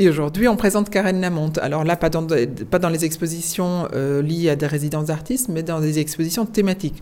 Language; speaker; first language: French; native; French